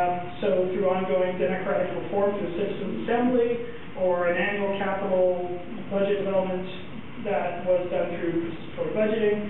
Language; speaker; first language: English; native; English